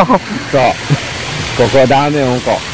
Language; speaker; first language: Japanese; non-native, learner; Portuguese